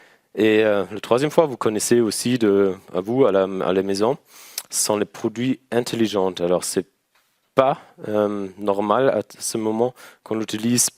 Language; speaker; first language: French; non-native, learner; German